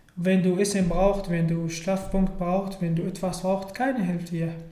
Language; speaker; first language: German; non-native, fluent; Arabic